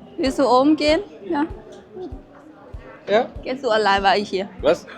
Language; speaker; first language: German; non-native, learner; Thai